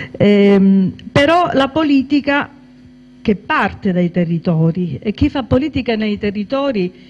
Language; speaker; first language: Italian; native; Italian